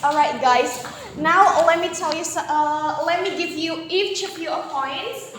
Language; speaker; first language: English; non-native, fluent; Indonesian